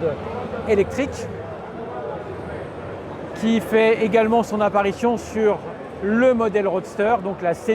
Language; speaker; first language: French; native; French